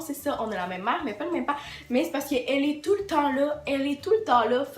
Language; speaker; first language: French; native; French